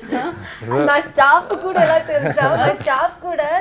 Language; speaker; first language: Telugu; non-native, learner; Malayalam